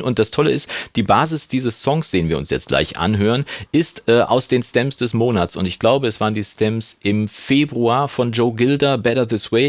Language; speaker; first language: German; native; German